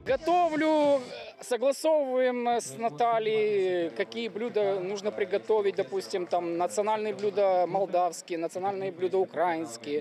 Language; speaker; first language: Russian; native; Russian